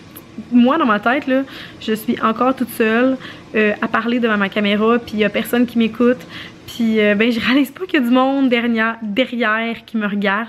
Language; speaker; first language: French; native; French